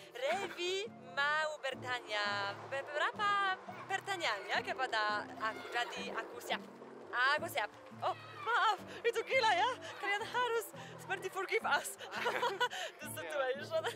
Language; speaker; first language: Indonesian; non-native, learner; Polish